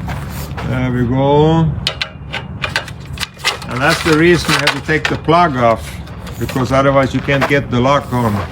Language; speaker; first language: English; non-native, fluent; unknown